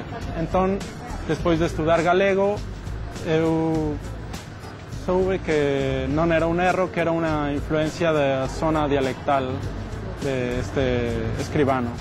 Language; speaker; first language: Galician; non-native, learner; Spanish